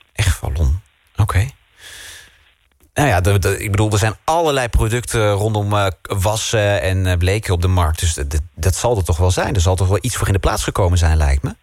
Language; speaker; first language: Dutch; native; Dutch